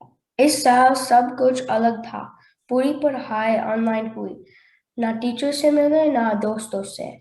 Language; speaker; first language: Hindi; early bilingual, heritage; Hindi